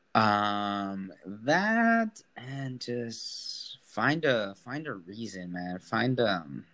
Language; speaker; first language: English; early bilingual, other home language; Spanish